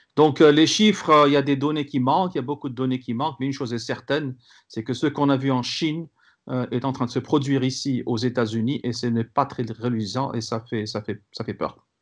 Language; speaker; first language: French; non-native, local second language; Kabyle